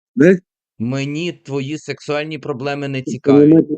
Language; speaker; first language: Ukrainian; native; Ukrainian